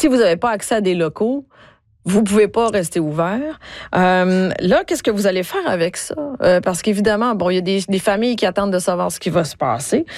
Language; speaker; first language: French; native; French